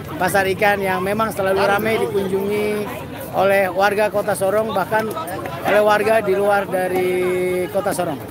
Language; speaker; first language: Indonesian; native; Indonesian